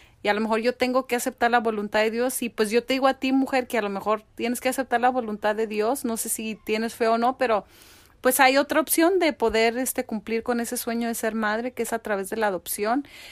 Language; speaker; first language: Spanish; early bilingual, heritage; Spanish